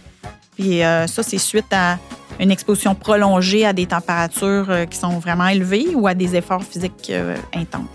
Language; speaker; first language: French; native; French